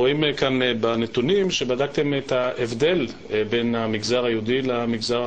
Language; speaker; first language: Hebrew; native; Hebrew